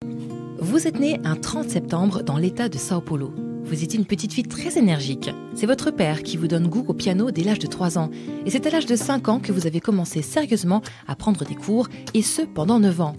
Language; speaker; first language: French; native; French